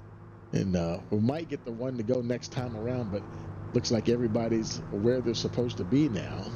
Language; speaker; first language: English; native; English